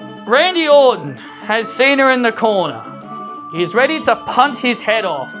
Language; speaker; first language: English; native; English